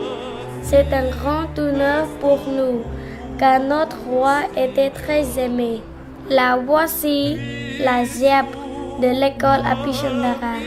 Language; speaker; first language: French; non-native, learner; Khmer